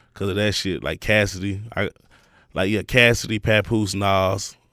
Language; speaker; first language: English; native; English